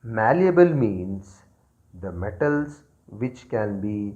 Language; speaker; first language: English; non-native, local second language; Kannada